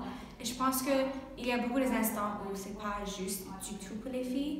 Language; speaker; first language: French; non-native, learner; English